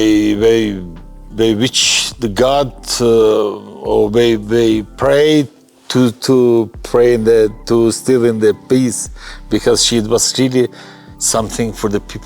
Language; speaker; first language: English; non-native, learner; Albanian